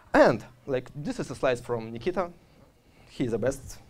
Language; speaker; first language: English; non-native, fluent; Russian